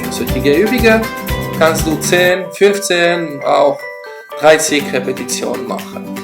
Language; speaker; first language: German; non-native, learner; French